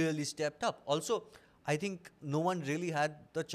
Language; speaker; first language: English; non-native, local second language; Bangla